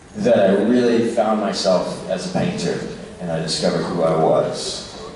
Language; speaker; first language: English; native; English